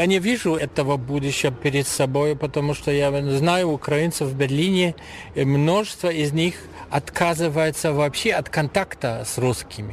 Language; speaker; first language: Russian; non-native, fluent; German